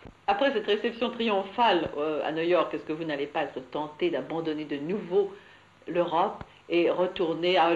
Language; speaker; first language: French; native; French